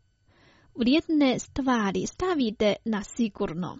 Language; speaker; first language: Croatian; non-native, fluent; Chinese